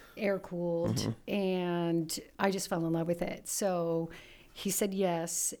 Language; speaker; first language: English; early bilingual, other home language; Italian